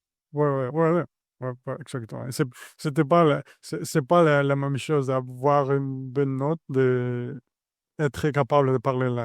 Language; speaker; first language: French; non-native, fluent; Spanish